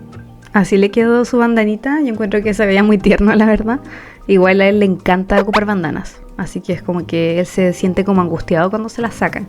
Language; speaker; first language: Spanish; native; Spanish